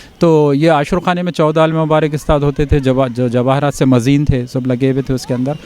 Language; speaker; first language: Urdu; native; Urdu